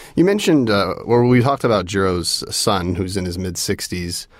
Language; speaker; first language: English; native; English